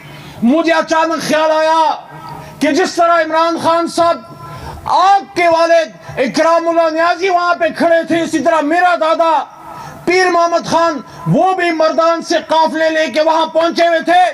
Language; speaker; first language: Urdu; native; Urdu